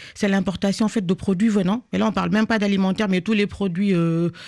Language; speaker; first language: French; non-native, local second language; Wolof